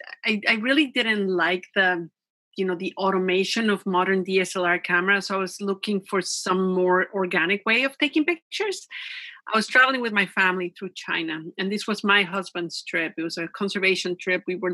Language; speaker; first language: English; non-native, fluent; Spanish